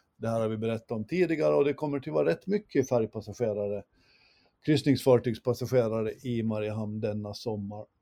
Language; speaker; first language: Swedish; native; Swedish